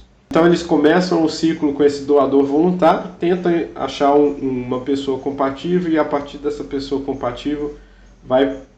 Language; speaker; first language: Portuguese; native; Portuguese